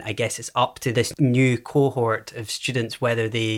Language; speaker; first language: English; native; English